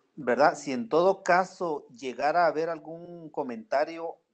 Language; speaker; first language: Spanish; native; Spanish